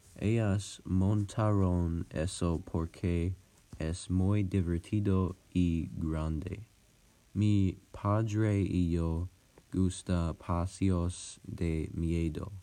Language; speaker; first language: Spanish; non-native, learner; English